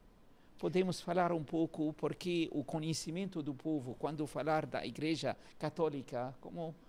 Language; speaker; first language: Portuguese; non-native, learner; Arabic